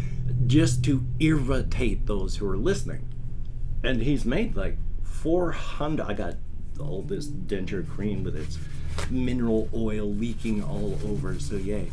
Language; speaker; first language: English; native; English